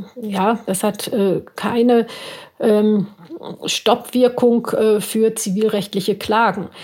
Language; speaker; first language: German; native; German